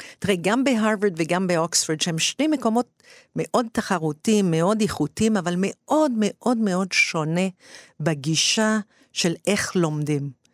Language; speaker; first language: Hebrew; non-native, fluent; French